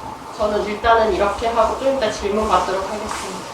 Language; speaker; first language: Korean; native; Korean